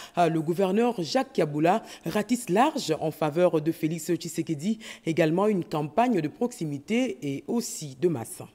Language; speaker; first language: French; non-native, local second language; Lingala